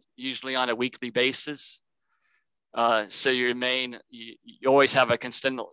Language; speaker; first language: English; native; English